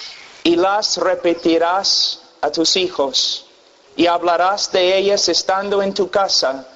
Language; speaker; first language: Spanish; non-native, fluent; English